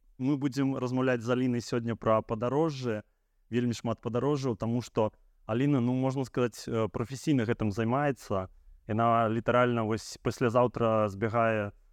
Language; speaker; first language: Belarusian; non-native, local second language; Russian